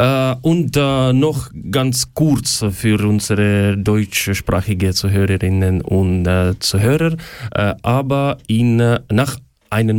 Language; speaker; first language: German; non-native, learner; Ukrainian